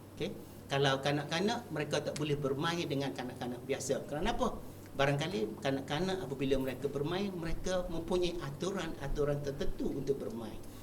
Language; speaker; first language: Malay; native; Malay